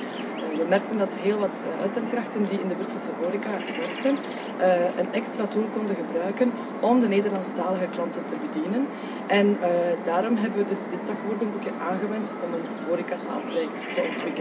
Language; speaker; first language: Dutch; native; Dutch